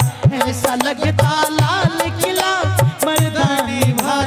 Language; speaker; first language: Hindi; native; Hindi